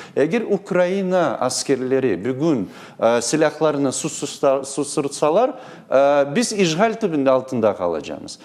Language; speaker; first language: Turkish; non-native, learner; Crimean Tatar